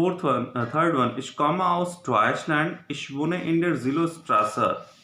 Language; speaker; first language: German; non-native, learner; Hindi